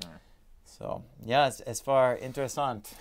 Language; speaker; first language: German; non-native, learner; English